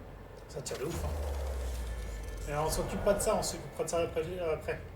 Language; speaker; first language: French; native; French